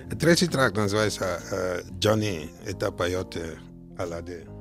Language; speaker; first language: Russian; non-native, fluent; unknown